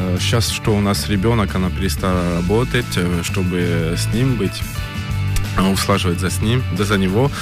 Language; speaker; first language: Russian; early bilingual, heritage; Russian